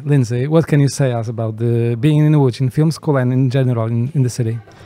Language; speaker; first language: English; non-native, fluent; Polish